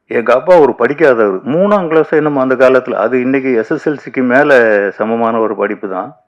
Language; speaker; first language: Tamil; native; Tamil